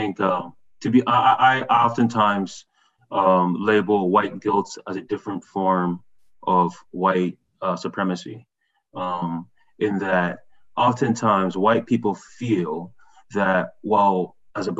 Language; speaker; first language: English; early bilingual, other home language; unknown